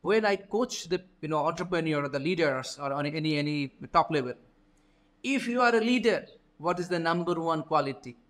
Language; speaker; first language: English; non-native, local second language; Bangla